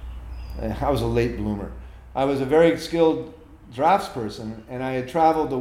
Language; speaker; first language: English; native; English